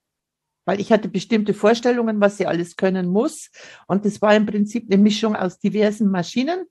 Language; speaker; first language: German; native; German